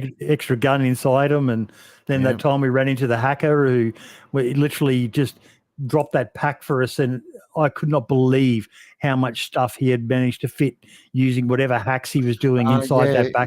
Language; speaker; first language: English; native; English